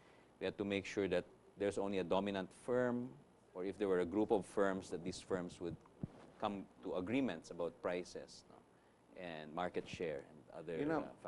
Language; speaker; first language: English; non-native, local second language; Filipino